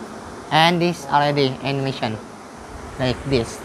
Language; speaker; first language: English; non-native, learner; Indonesian